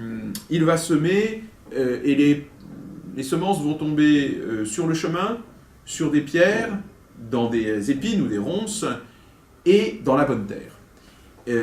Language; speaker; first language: French; native; French